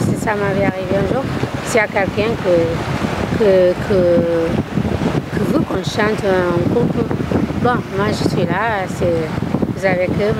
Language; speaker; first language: French; non-native, learner; Kabuverdianu